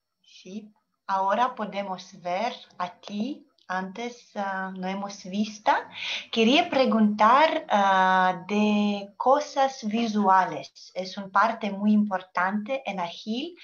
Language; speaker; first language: Spanish; non-native, learner; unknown